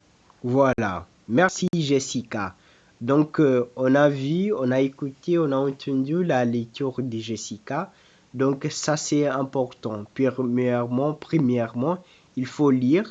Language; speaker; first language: French; non-native, fluent; Portuguese